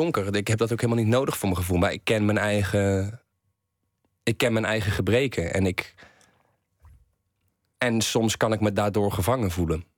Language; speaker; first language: Dutch; native; Dutch